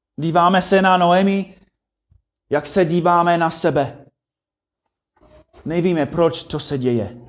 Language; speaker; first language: Czech; non-native, fluent; English